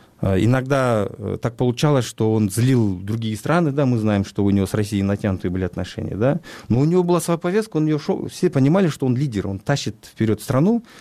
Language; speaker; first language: Russian; non-native, local second language; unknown